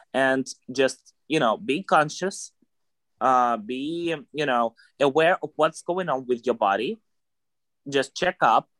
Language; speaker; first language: English; non-native, fluent; Russian